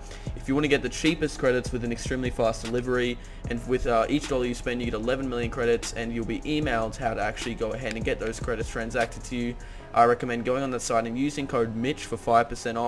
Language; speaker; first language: English; native; English